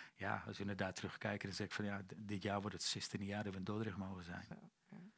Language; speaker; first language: Dutch; native; Dutch